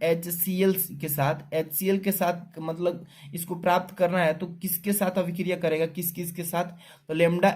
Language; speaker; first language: Hindi; native; Hindi